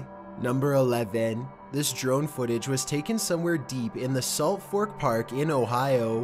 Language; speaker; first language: English; native; English